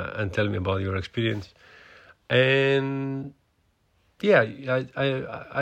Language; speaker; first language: English; non-native, fluent; Greek